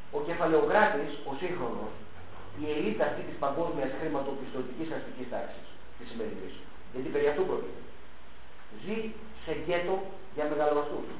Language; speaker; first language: Greek; early bilingual, heritage; Greek